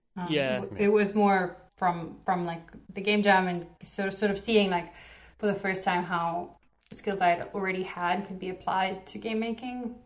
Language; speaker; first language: English; native; English